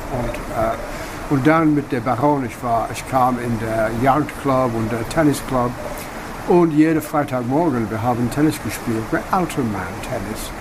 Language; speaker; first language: German; non-native, learner; English